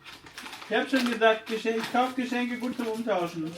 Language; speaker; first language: German; native; German